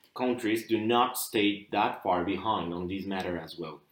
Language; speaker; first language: English; non-native, fluent; Spanish